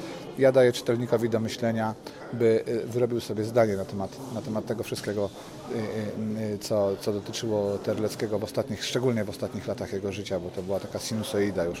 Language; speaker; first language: Polish; native; Polish